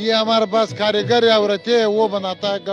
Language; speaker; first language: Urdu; non-native, local second language; Pashto